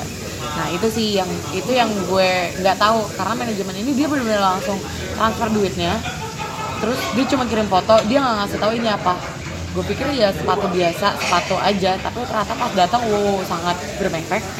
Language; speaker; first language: Indonesian; native; Indonesian